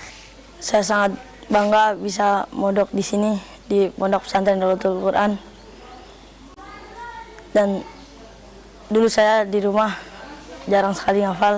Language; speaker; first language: Indonesian; non-native, local second language; Javanese